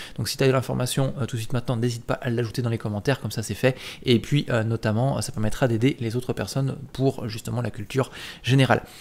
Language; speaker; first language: French; native; French